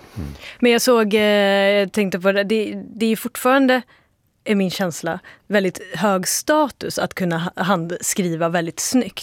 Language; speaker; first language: Swedish; native; Swedish